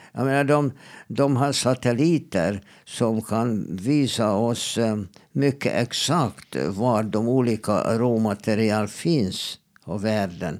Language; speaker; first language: Swedish; non-native, fluent; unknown